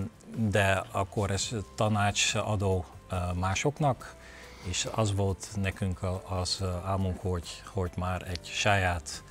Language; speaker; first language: Hungarian; non-native, learner; Dutch